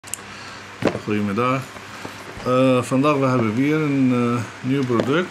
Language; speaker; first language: Dutch; non-native, fluent; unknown